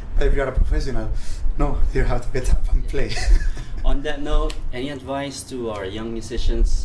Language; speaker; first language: English; non-native, fluent; Spanish